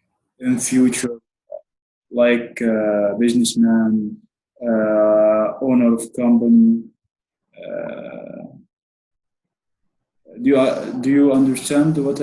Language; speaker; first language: English; non-native, learner; Arabic